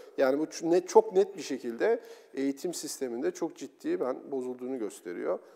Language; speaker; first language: Turkish; native; Turkish